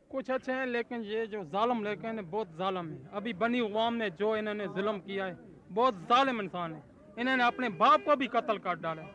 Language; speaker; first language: Urdu; non-native, local second language; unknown